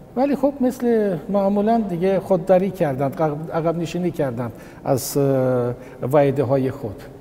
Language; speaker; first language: Persian; non-native, fluent; Russian